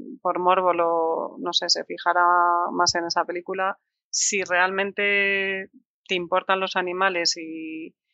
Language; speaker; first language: Spanish; native; Spanish